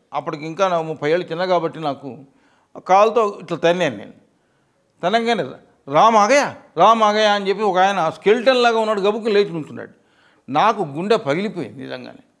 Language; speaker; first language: Telugu; native; Telugu